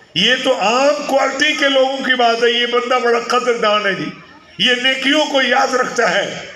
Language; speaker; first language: Urdu; non-native, local second language; Punjabi